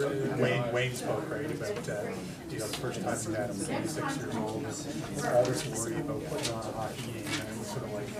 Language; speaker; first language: English; native; English